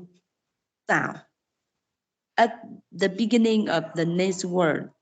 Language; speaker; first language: English; non-native, learner; Vietnamese